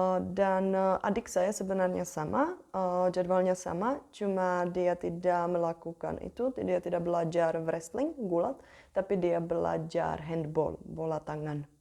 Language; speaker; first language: Indonesian; non-native, fluent; Czech